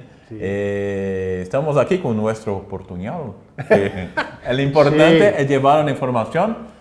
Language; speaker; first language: Spanish; non-native, learner; Portuguese